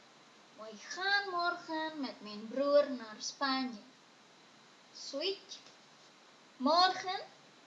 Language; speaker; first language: Dutch; non-native, fluent; Indonesian